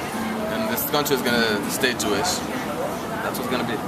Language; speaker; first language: English; non-native, fluent; Hebrew